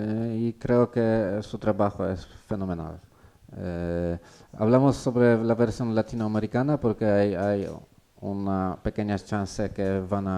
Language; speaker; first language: Spanish; non-native, learner; Polish